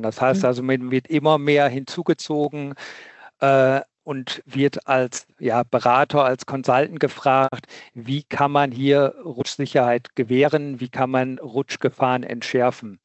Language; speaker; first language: German; native; German